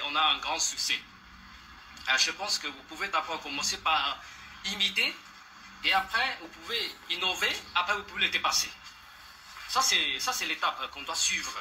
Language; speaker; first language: French; non-native, fluent; Chinese